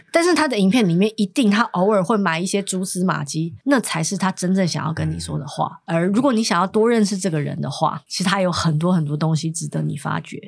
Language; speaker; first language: Chinese; native; Chinese